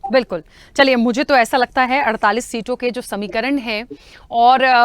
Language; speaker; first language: Hindi; native; Hindi